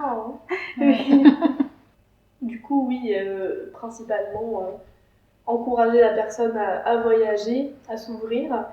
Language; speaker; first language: French; native; French